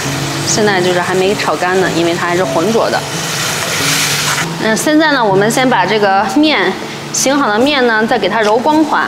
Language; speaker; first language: Chinese; native; Chinese